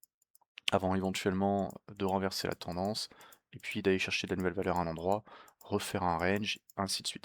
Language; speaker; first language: French; native; French